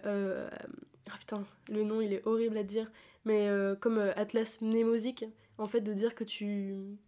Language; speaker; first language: French; native; French